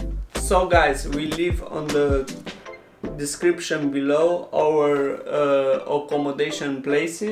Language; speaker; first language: English; non-native, learner; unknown